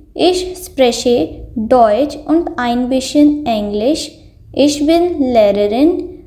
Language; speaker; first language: German; non-native, fluent; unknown